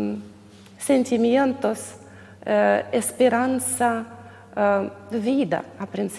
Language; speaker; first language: Spanish; non-native, learner; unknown